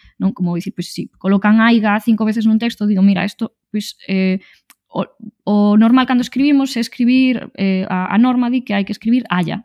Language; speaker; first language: Galician; native; Galician